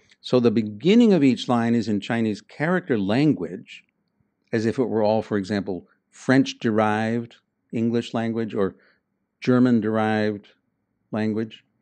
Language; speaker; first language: English; native; English